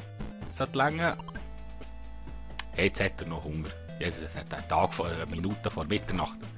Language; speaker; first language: German; native; German